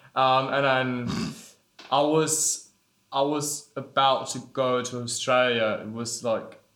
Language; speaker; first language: English; non-native, fluent; German